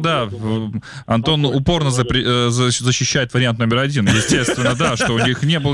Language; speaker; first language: Russian; native; Russian